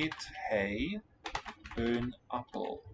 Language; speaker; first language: Dutch; non-native, learner; English